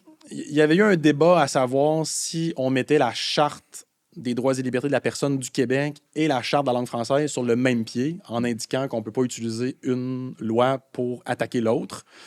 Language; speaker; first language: French; native; French